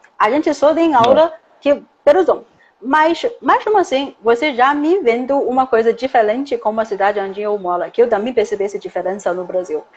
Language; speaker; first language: Portuguese; non-native, learner; Chinese